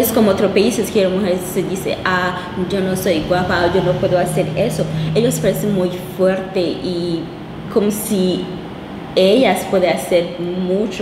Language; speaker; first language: Spanish; non-native, local second language; Kinyarwanda